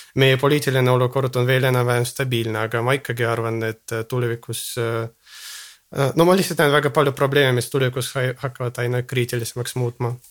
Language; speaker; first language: Estonian; non-native, local second language; Russian